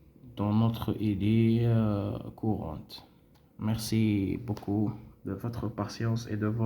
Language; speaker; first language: French; non-native, local second language; Arabic